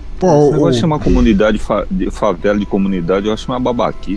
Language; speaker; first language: Portuguese; native; Portuguese